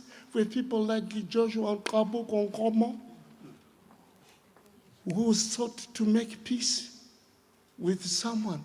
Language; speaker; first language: English; non-native, local second language; Shona